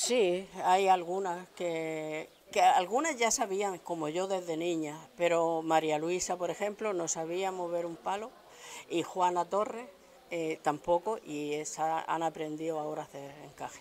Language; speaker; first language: Spanish; native; Spanish